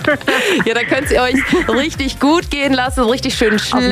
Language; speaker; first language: German; native; German